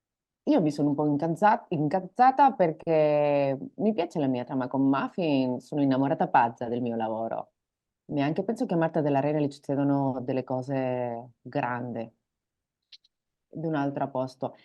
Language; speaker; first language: Italian; non-native, learner; Spanish